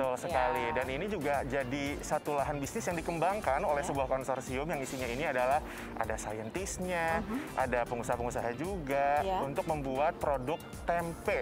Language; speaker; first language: Indonesian; native; Indonesian